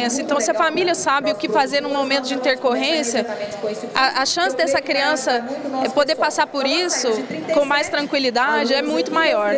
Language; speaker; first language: Portuguese; native; Portuguese